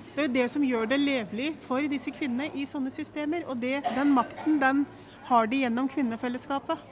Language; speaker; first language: Norwegian; early bilingual, other home language; Urdu